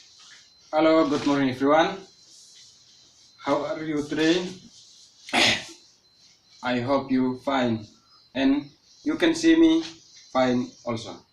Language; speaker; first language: English; non-native, learner; Indonesian